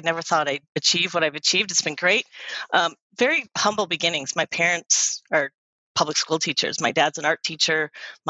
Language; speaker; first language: English; native; English